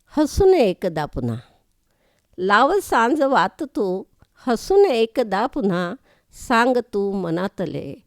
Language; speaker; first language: Marathi; native; Marathi